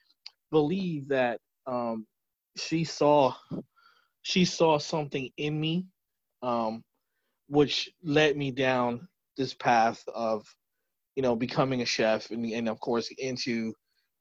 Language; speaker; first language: English; native; English